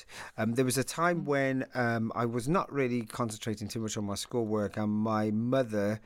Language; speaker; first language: English; native; English